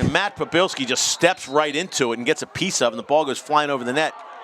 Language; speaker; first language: English; native; English